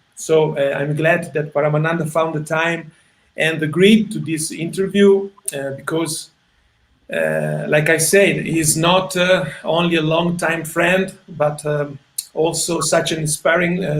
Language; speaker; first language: English; non-native, fluent; Italian